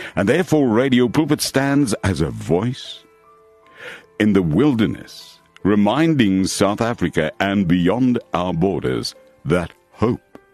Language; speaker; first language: English; non-native, local second language; Afrikaans